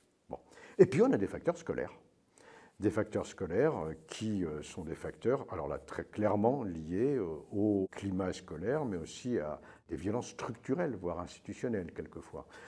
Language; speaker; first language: French; native; French